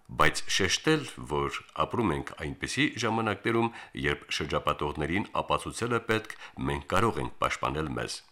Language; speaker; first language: Armenian; native; Armenian